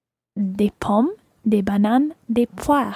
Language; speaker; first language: French; non-native, learner; English